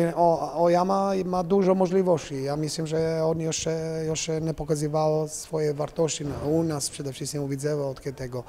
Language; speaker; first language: Polish; non-native, fluent; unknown